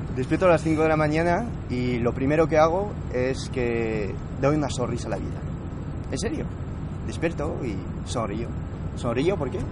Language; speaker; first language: Spanish; non-native, fluent; French